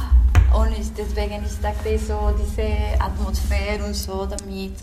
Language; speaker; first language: German; non-native, learner; Spanish